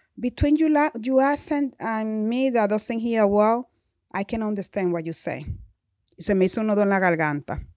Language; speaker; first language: English; non-native, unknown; Spanish